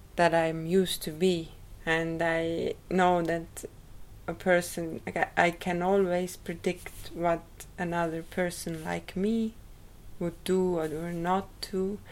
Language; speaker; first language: English; non-native, fluent; Estonian